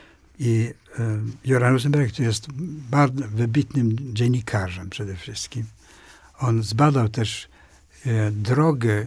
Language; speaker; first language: Polish; non-native, fluent; Swedish